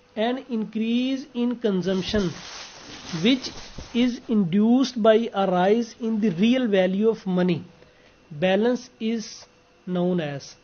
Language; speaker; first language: English; non-native, local second language; Urdu